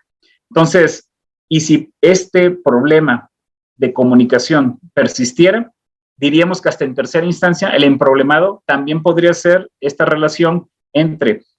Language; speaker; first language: Spanish; native; Spanish